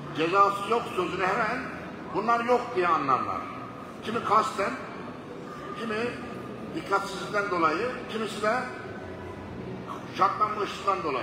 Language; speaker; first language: Turkish; native; Turkish